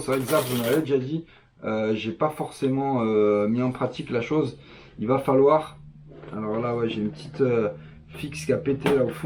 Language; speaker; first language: French; native; French